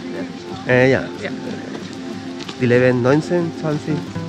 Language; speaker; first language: German; non-native, learner; Spanish